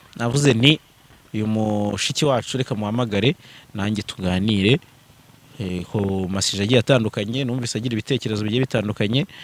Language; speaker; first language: Kinyarwanda; native; Kinyarwanda